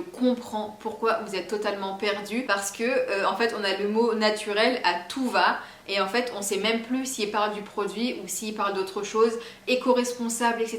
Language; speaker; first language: French; native; French